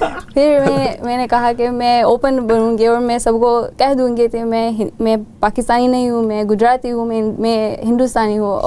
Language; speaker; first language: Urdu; non-native, learner; Gujarati